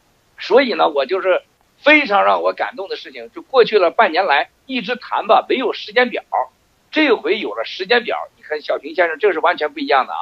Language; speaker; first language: Chinese; native; Chinese